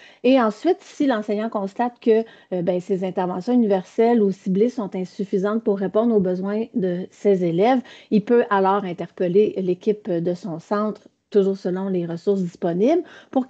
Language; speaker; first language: French; native; French